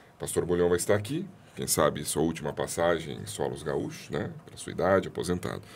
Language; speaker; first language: Portuguese; native; Portuguese